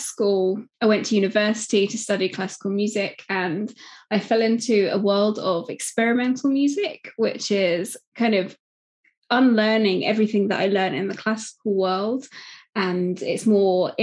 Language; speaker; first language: English; native; English